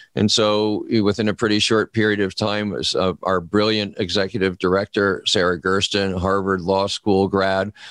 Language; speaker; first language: English; native; English